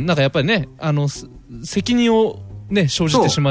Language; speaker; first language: Japanese; native; Japanese